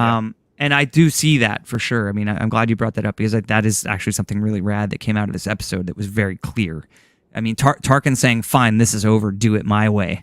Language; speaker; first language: English; native; English